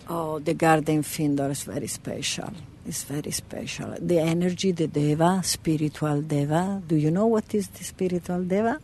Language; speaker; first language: English; non-native, learner; Italian